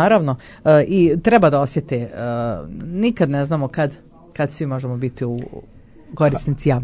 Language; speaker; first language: Croatian; native; Croatian